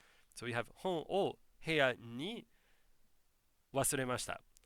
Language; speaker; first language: Japanese; non-native, fluent; English